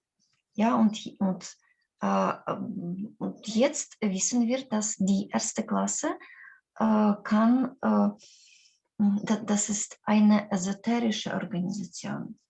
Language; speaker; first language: German; non-native, learner; Russian